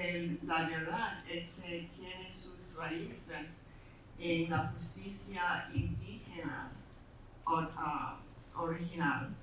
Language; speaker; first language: Spanish; non-native, fluent; English